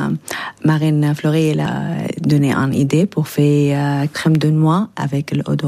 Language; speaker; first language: French; non-native, learner; Arabic